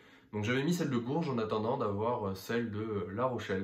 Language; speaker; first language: French; native; French